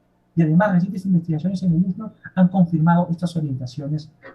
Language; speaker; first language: Spanish; native; Spanish